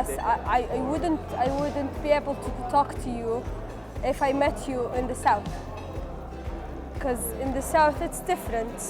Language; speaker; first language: English; non-native, fluent; Arabic